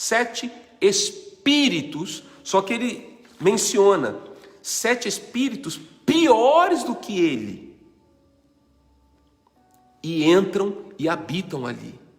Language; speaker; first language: Portuguese; native; Portuguese